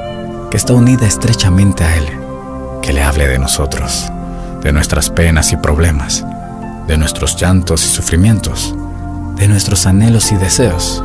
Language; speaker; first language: Spanish; native; Spanish